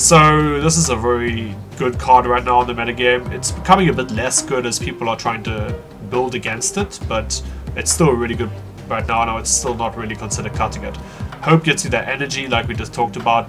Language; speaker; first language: English; native; English